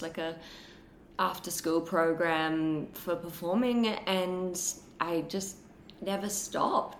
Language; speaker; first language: English; native; English